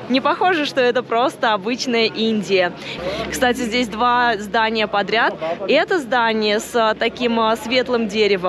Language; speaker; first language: Russian; native; Russian